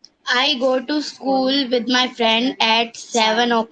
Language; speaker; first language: English; non-native, learner; Hindi